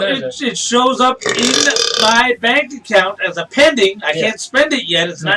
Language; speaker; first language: English; native; English